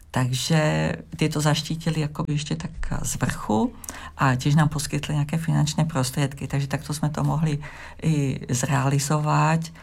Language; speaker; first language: Slovak; native; Slovak